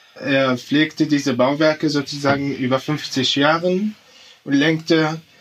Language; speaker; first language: German; non-native, fluent; Arabic